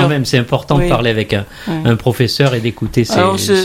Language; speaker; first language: French; native; French